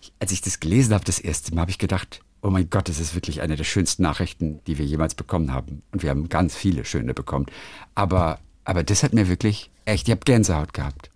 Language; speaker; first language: German; native; German